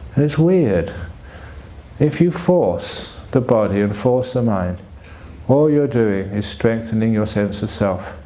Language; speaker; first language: English; native; English